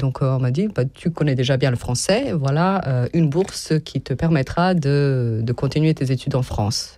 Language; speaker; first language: French; non-native, fluent; Serbian